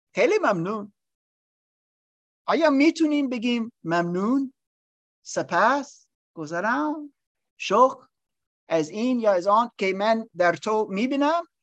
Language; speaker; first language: Persian; non-native, learner; English